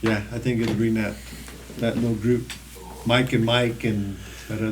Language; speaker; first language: English; native; English